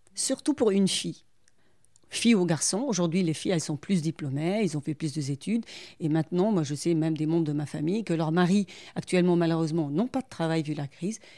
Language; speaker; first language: French; non-native, local second language; Arabic